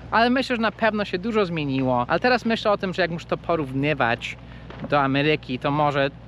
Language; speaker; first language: Polish; non-native, fluent; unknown